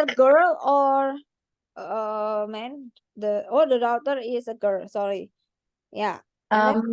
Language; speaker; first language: English; non-native, learner; Indonesian